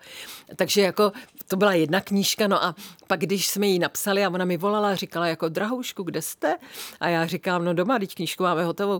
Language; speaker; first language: Czech; native; Czech